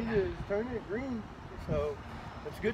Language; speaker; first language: English; native; English